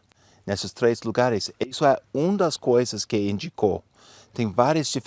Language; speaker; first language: Portuguese; non-native, fluent; English